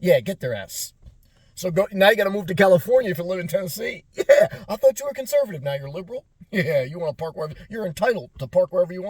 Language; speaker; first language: English; native; English